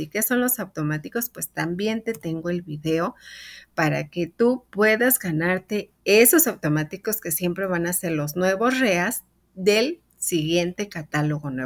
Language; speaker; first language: Spanish; native; Spanish